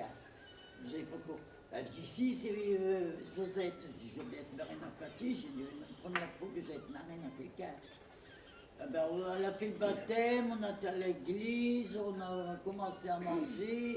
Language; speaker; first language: French; native; French